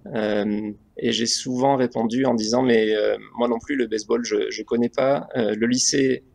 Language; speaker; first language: French; native; French